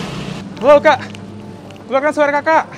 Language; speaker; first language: Indonesian; native; Indonesian